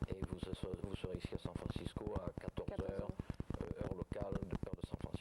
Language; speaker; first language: French; native; French